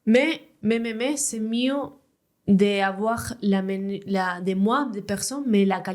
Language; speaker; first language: French; non-native, learner; Spanish